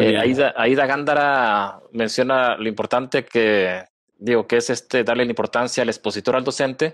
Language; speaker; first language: Spanish; native; Spanish